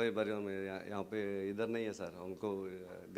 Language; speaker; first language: Hindi; non-native, local second language; Tamil